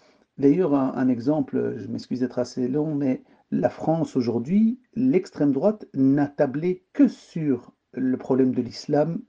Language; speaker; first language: French; early bilingual, other home language; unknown